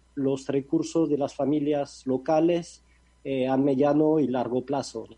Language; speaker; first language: Spanish; non-native, fluent; French